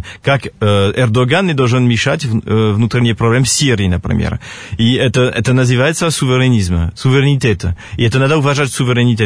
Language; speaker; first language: Russian; non-native, fluent; French